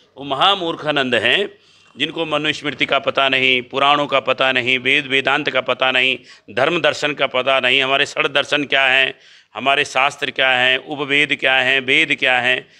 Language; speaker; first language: Hindi; native; Hindi